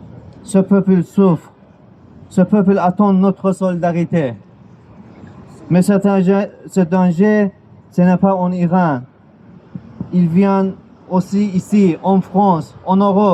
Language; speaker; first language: French; non-native, learner; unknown